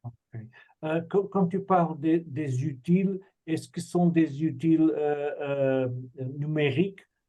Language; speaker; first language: French; non-native, fluent; Portuguese